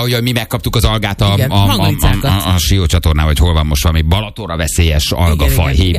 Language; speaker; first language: Hungarian; native; Hungarian